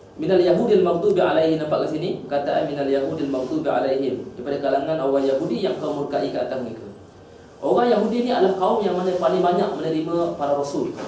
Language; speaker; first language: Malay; native; Malay